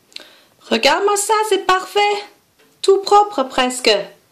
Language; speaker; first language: French; non-native, fluent; English